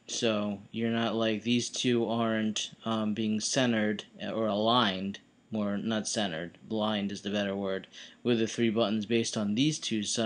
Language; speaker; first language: English; native; English